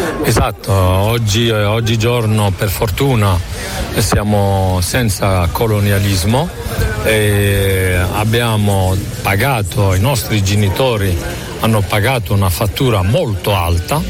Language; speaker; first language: Italian; non-native, fluent; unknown